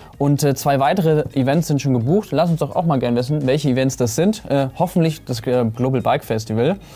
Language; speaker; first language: German; native; German